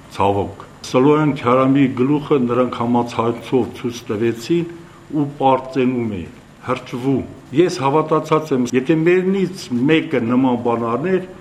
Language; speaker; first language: Armenian; non-native, local second language; Kurdish